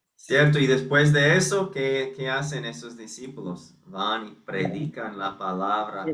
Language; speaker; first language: Spanish; non-native, fluent; English